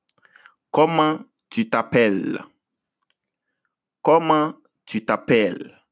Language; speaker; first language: French; non-native, fluent; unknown